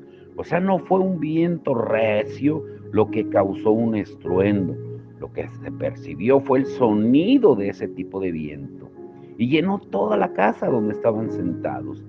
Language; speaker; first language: Spanish; native; Spanish